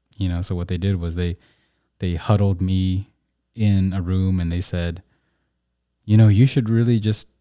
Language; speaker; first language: English; native; English